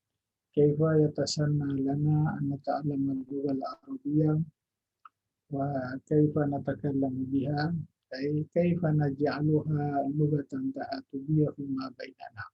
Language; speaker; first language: Arabic; non-native, fluent; Indonesian